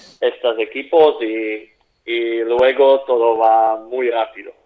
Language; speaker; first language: Spanish; non-native, fluent; Slovak